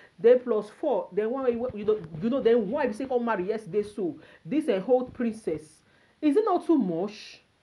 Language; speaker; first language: Nigerian Pidgin; non-native, local second language; Yoruba